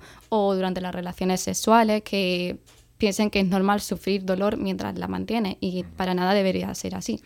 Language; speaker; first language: Spanish; native; Spanish